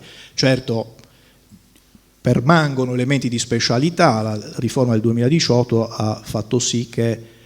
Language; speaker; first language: Italian; native; Italian